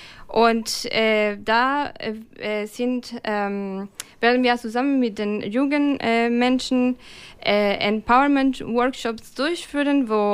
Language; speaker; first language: German; non-native, fluent; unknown